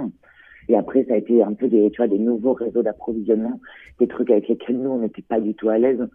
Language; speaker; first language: French; native; French